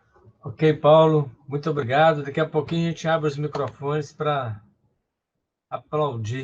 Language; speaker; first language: Portuguese; native; Portuguese